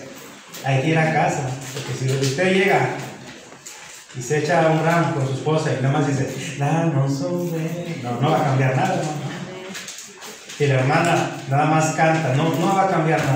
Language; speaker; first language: Spanish; native; Spanish